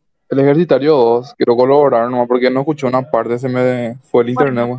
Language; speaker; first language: Spanish; native; Spanish